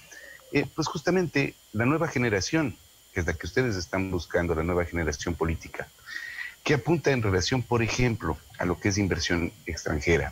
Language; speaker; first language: Spanish; native; Spanish